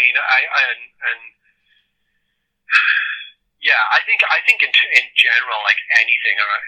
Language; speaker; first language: English; native; English